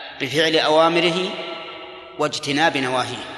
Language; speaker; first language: Arabic; native; Arabic